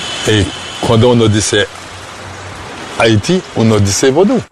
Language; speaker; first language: Spanish; non-native, fluent; Haitian Creole